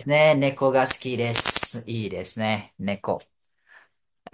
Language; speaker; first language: Japanese; non-native, fluent; Malay